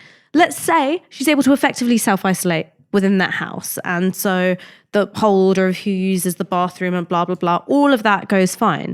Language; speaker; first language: English; native; English